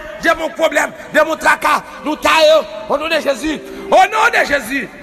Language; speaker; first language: French; non-native, local second language; Haitian Creole